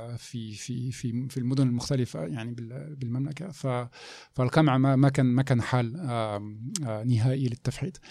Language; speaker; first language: Arabic; non-native, fluent; French